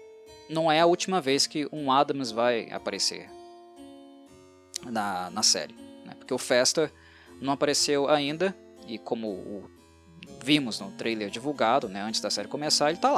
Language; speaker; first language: Portuguese; native; Portuguese